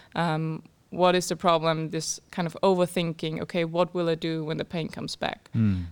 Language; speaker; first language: English; non-native, fluent; German